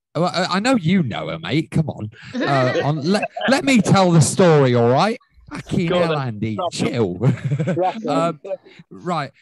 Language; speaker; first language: English; native; English